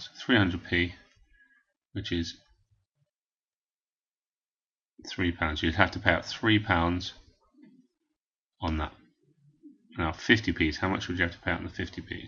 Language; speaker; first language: English; native; English